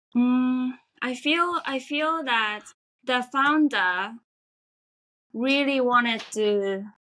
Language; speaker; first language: English; non-native, fluent; Japanese